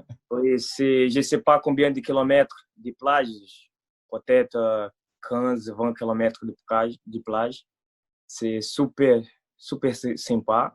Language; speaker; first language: French; non-native, fluent; Portuguese